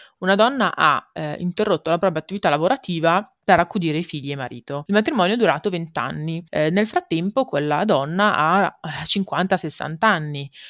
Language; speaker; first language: Italian; native; Italian